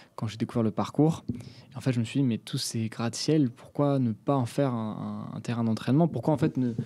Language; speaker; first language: French; native; French